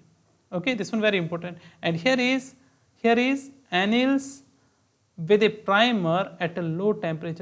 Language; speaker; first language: English; non-native, local second language; Hindi